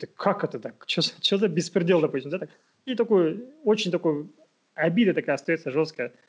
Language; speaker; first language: Russian; non-native, local second language; Kazakh